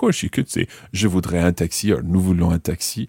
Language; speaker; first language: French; non-native, fluent; English